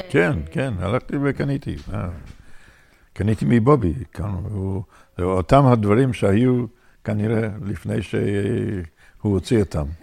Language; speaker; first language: Hebrew; non-native, fluent; English